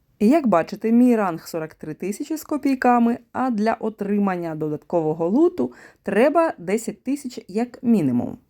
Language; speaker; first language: Ukrainian; native; Ukrainian